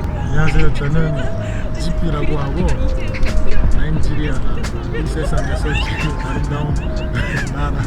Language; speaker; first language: Korean; non-native, fluent; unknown